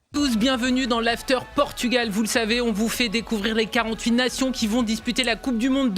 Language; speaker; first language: French; native; French